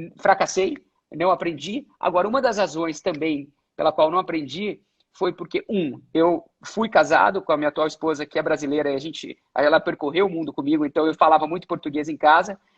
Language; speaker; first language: Portuguese; native; Portuguese